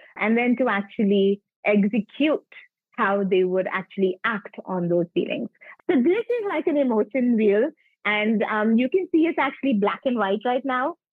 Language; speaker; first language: English; non-native, local second language; Punjabi